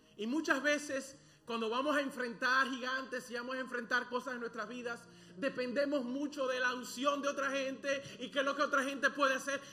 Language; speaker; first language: Spanish; early bilingual, other home language; English